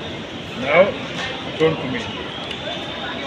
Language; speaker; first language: English; non-native, learner; Turkish